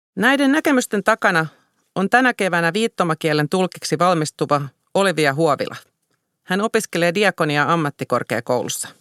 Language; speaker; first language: Finnish; native; Finnish